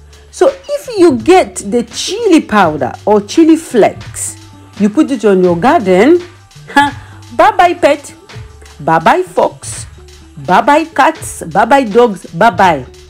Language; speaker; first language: English; non-native, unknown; Lingala